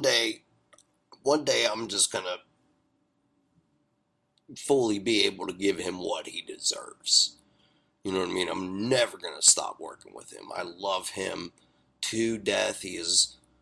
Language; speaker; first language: English; native; English